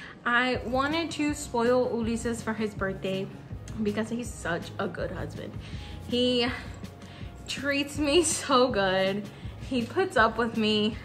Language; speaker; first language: English; early bilingual, other home language; Spanish